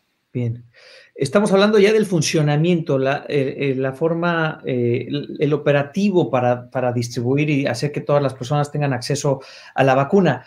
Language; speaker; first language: Spanish; native; Spanish